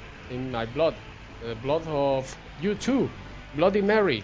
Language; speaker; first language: English; non-native, learner; Spanish